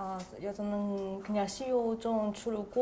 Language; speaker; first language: Korean; non-native, learner; Chinese